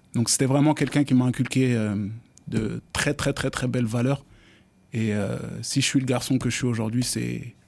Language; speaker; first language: French; native; French